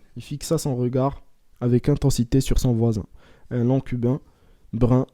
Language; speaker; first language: French; non-native, local second language; Arabic